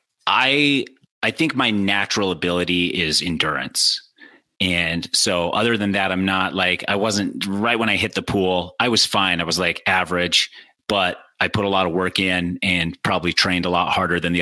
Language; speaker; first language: English; native; English